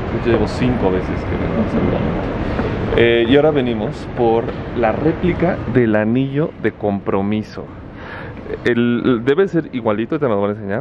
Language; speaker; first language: Spanish; native; Spanish